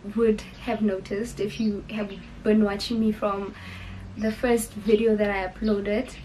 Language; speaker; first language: English; non-native, local second language; Northern Sotho